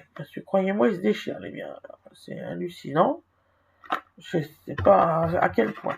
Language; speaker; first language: French; native; French